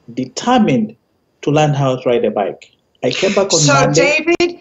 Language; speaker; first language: English; non-native, local second language; Ganda